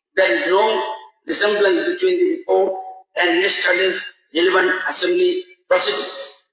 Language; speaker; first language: English; non-native, local second language; Bangla